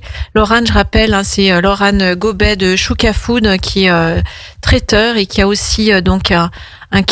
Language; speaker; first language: French; native; French